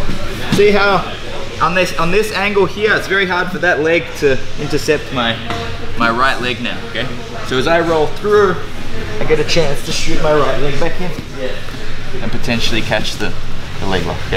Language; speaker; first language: English; native; English